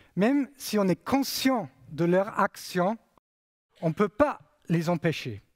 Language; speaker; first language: French; non-native, fluent; English